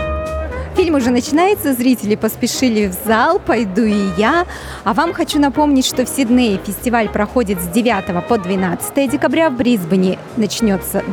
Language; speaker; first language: Russian; native; Russian